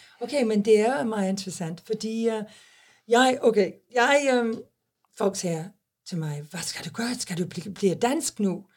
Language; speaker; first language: Danish; non-native, fluent; English